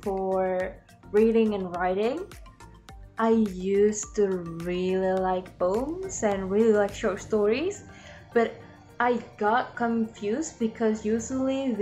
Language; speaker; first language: English; non-native, learner; Indonesian